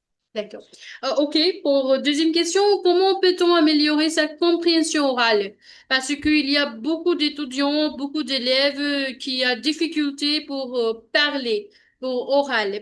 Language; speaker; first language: French; non-native, learner; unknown